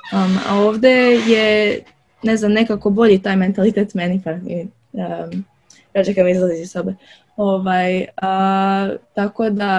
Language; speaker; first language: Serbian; early bilingual, other home language; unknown